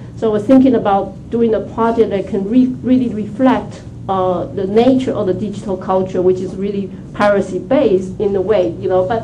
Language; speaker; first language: English; non-native, fluent; Chinese